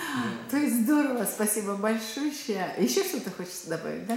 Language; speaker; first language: Russian; native; Russian